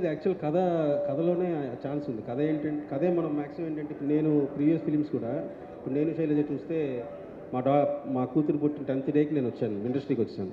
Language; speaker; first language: Telugu; native; Telugu